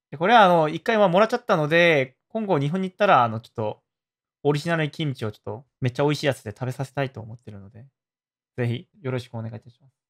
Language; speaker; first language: Japanese; non-native, fluent; Korean